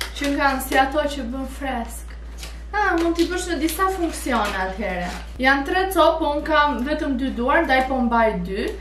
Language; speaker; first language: Albanian; early bilingual, heritage; Albanian